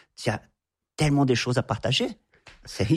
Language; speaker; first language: French; non-native, fluent; Portuguese